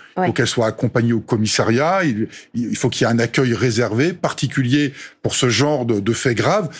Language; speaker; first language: French; native; French